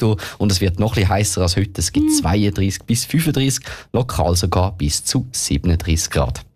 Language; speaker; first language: German; native; German